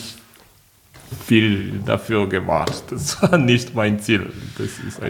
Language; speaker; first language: German; non-native, fluent; French